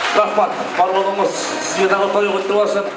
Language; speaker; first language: Kyrgyz; native; Kyrgyz